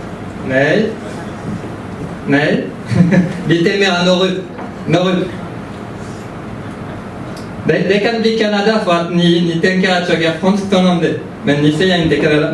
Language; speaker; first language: Swedish; early bilingual, heritage; French